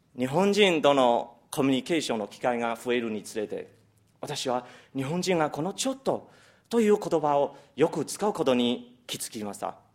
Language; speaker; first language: Japanese; non-native, fluent; Chinese